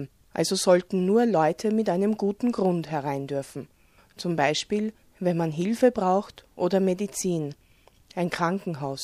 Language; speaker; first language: German; early bilingual, other home language; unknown